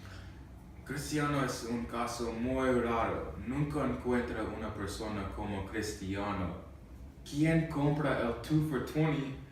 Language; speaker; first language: Spanish; non-native, learner; English